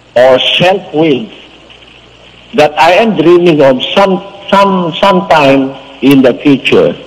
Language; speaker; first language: English; non-native, local second language; Filipino